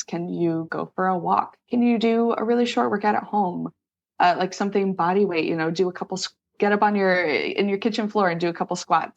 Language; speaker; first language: English; native; English